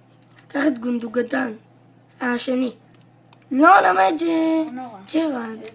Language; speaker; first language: Hebrew; native; Hebrew